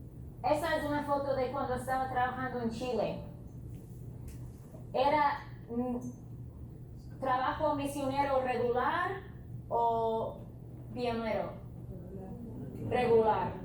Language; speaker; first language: Spanish; non-native, fluent; English